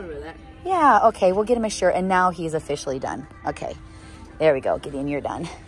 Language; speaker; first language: English; native; English